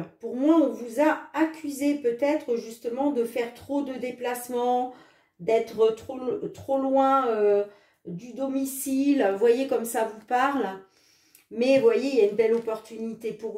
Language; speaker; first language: French; native; French